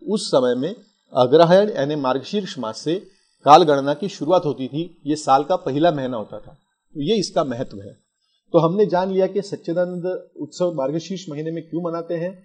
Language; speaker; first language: Hindi; non-native, local second language; Marathi